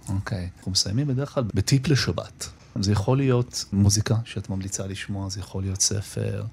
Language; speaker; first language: Hebrew; native; Hebrew